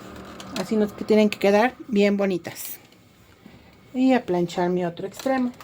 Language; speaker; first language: Spanish; native; Spanish